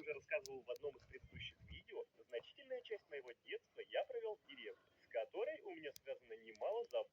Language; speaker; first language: Russian; native; Russian